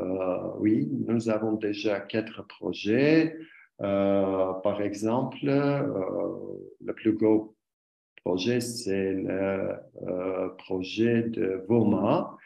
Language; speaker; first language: French; non-native, learner; Armenian